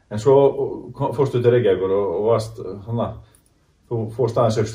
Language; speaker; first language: Icelandic; native; Icelandic